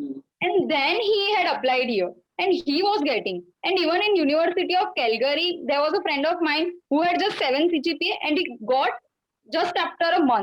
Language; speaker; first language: English; non-native, local second language; Gujarati